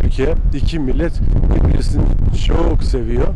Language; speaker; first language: Turkish; non-native, learner; Macedonian